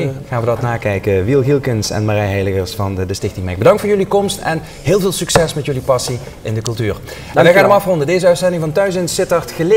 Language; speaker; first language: Dutch; native; Dutch